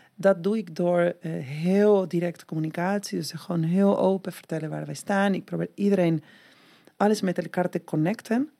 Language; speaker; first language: Dutch; non-native, fluent; Spanish